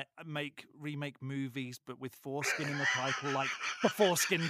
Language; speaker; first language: English; native; English